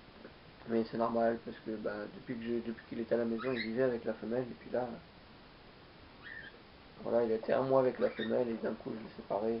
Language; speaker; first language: French; native; French